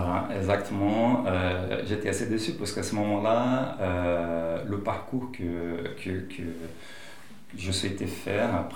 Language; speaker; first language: French; non-native, fluent; Portuguese